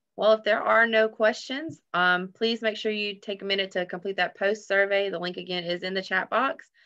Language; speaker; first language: English; native; English